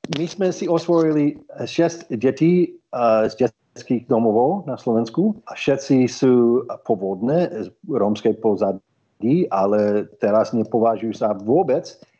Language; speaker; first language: Slovak; non-native, fluent; English